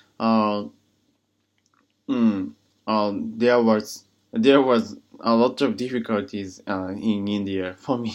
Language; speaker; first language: English; non-native, learner; Japanese